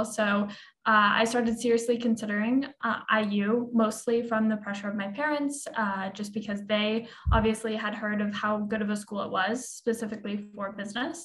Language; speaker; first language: English; native; English